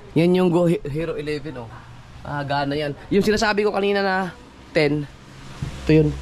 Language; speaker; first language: Filipino; non-native, local second language; Cebuano